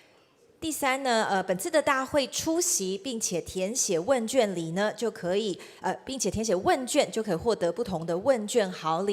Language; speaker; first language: Chinese; native; Chinese